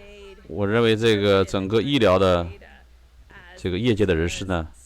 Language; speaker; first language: Chinese; native; Chinese